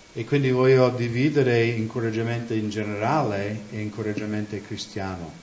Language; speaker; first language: Italian; non-native, fluent; English